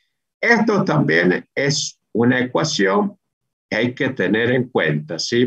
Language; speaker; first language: Spanish; native; Spanish